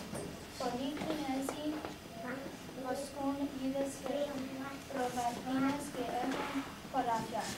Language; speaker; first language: Greek; early bilingual, heritage; Greek